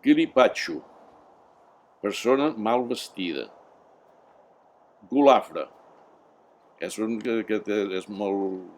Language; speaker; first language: Catalan; native; Catalan